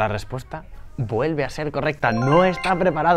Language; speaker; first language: Spanish; native; Spanish